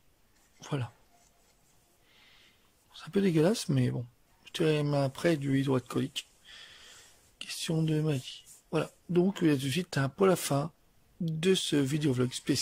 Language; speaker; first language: French; native; French